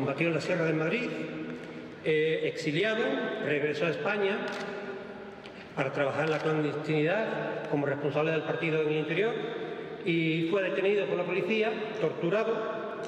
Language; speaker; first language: Spanish; native; Spanish